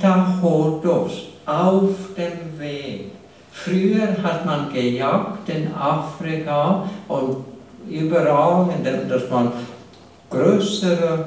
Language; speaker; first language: German; non-native, fluent; English